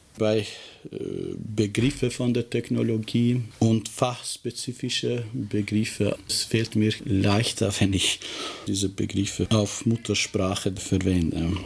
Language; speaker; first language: German; non-native, fluent; Albanian